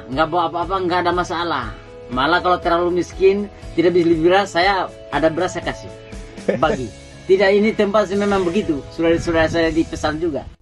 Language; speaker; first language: Indonesian; non-native, local second language; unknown